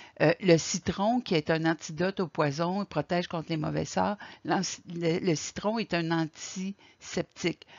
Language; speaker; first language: French; native; French